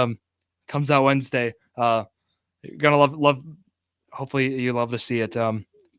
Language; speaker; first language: English; native; English